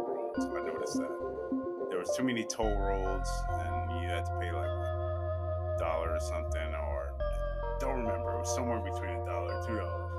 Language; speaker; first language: English; native; English